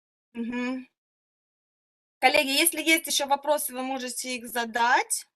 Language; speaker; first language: Russian; native; Russian